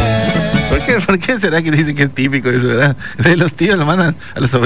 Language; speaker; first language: Spanish; native; Spanish